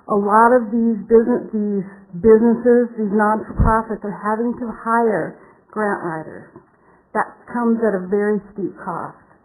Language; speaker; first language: English; native; English